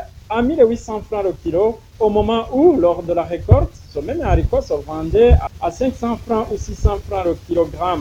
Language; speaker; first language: French; non-native, local second language; Rundi